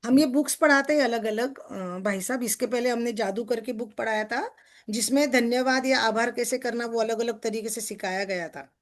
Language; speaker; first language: Hindi; non-native, local second language; Marathi